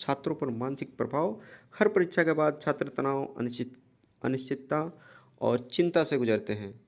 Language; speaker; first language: Hindi; native; Hindi